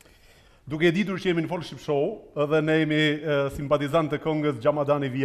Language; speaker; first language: Albanian; native; Albanian